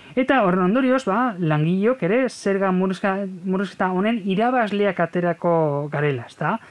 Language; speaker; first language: Basque; native; Basque